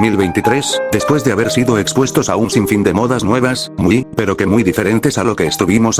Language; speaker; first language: Spanish; native; Spanish